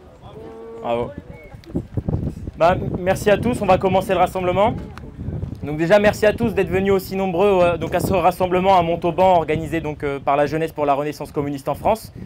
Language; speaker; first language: French; native; French